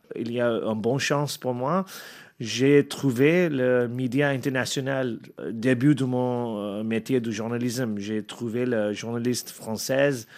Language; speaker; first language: French; non-native, learner; Arabic